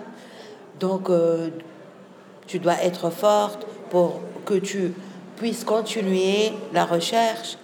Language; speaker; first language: French; non-native, local second language; Arabic